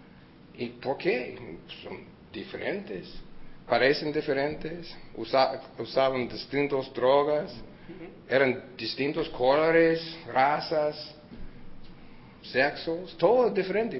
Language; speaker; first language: Spanish; early bilingual, heritage; Spanish